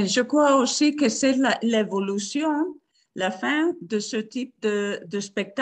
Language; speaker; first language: French; non-native, fluent; Spanish